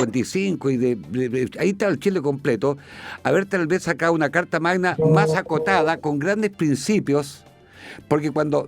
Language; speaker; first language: Spanish; native; Spanish